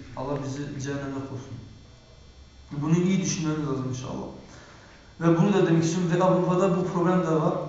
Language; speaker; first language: Turkish; early bilingual, heritage; Turkish